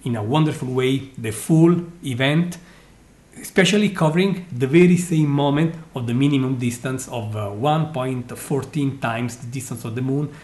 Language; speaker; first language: English; non-native, fluent; Italian